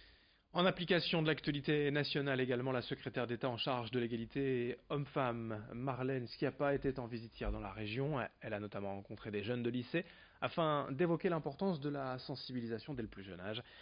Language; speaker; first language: French; native; French